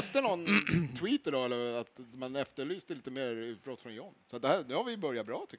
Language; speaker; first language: Swedish; native; Swedish